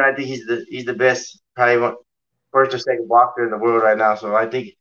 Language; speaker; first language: English; native; English